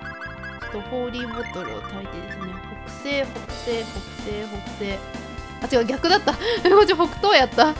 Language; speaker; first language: Japanese; native; Japanese